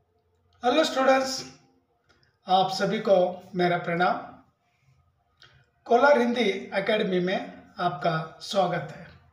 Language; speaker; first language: Hindi; non-native, local second language; Kannada